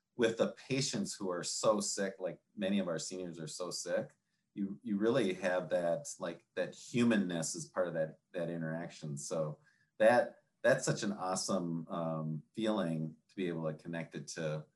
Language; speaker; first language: English; native; English